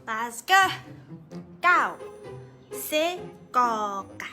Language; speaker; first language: French; non-native, learner; Thai